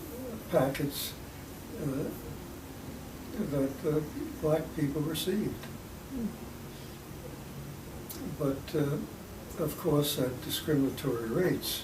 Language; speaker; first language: English; native; English